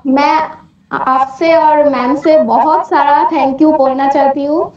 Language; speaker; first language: Hindi; native; Hindi